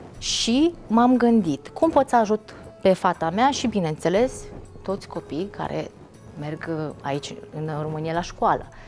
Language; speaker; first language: Romanian; non-native, fluent; Mongolian